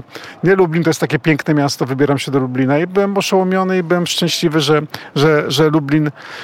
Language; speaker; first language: Polish; native; Polish